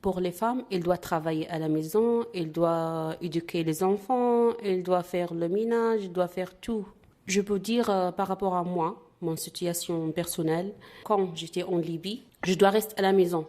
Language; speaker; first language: French; non-native, learner; Arabic